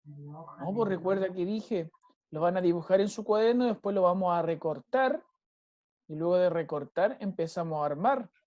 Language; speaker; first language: Spanish; native; Spanish